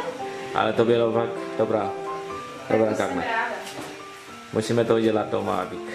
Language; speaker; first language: Czech; non-native, learner; Vietnamese